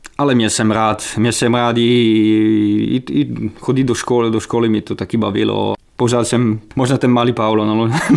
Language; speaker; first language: Czech; non-native, fluent; Italian